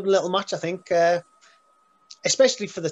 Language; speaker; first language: English; native; English